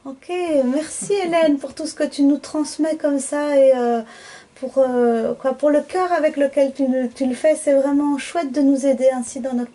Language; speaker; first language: French; native; French